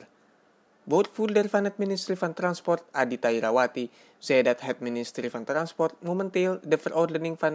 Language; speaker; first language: Dutch; non-native, fluent; Indonesian